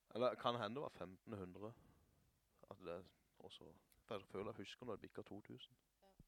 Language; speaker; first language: Norwegian; native; Norwegian